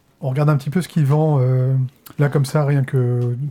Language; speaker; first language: French; native; French